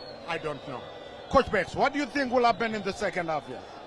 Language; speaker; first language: English; non-native, local second language; Shona